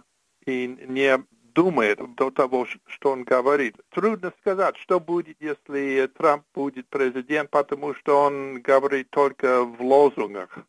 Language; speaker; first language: Russian; non-native, fluent; English